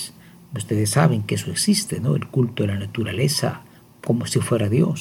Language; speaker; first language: Spanish; native; Spanish